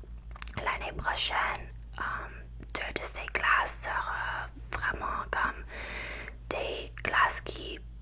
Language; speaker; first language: French; non-native, learner; English